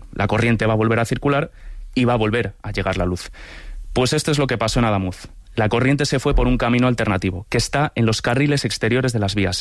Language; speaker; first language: Spanish; native; Spanish